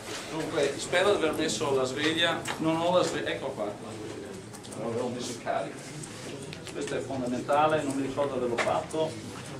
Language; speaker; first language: Italian; non-native, fluent; English